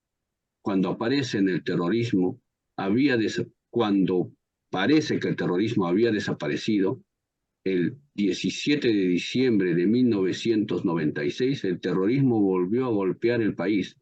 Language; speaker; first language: Spanish; native; Spanish